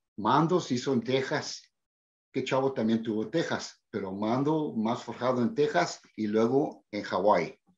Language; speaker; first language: Spanish; early bilingual, heritage; Spanish